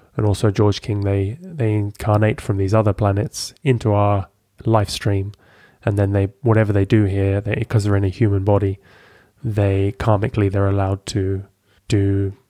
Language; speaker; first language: English; native; English